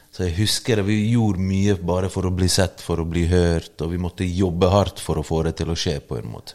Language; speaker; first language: Norwegian; early bilingual, other home language; Bosnian